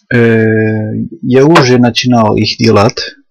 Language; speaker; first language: Russian; non-native, learner; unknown